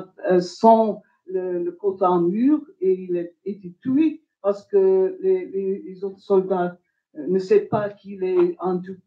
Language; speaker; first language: French; non-native, fluent; English